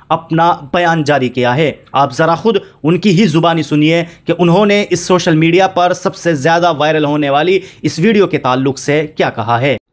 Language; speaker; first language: Hindi; native; Hindi